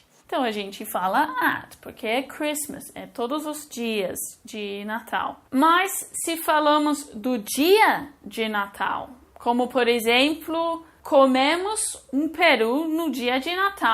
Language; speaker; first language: Portuguese; non-native, fluent; English